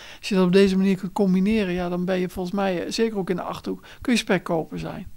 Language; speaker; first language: Dutch; native; Dutch